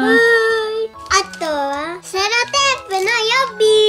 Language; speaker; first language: Japanese; native; Japanese